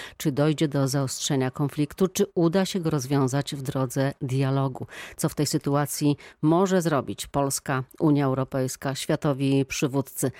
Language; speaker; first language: Polish; native; Polish